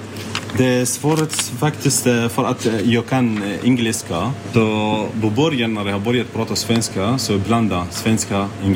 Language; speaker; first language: Swedish; non-native, learner; Arabic